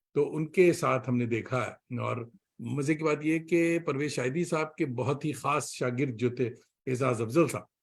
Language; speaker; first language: Urdu; native; Urdu